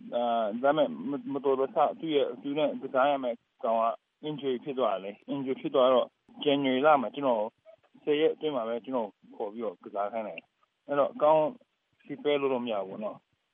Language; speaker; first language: Burmese; non-native, local second language; Kachin